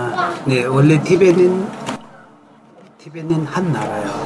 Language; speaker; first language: Korean; non-native, learner; Tibetan